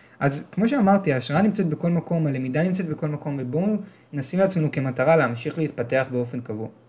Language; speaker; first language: Hebrew; native; Hebrew